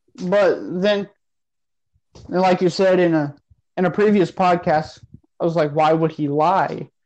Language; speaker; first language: English; native; English